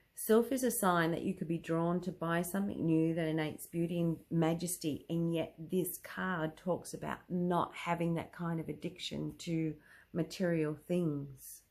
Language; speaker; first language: English; native; English